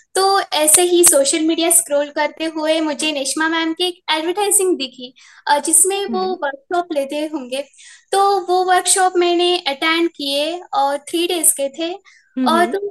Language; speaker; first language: Hindi; non-native, local second language; Marathi